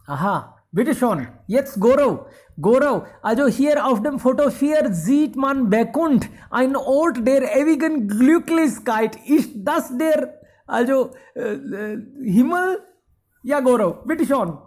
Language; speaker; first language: German; non-native, fluent; Hindi